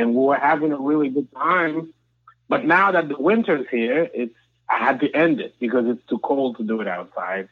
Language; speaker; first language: English; non-native, fluent; Haitian Creole